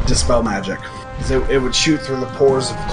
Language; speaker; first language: English; native; English